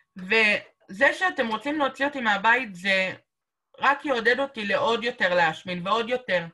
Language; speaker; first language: Hebrew; native; Hebrew